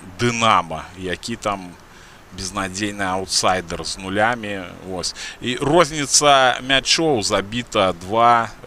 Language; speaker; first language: Belarusian; non-native, local second language; Russian